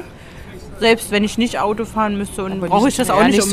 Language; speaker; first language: German; native; German